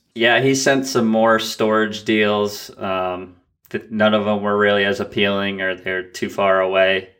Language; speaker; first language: English; native; English